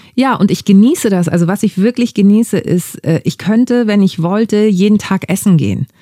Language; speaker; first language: German; early bilingual, other home language; Greek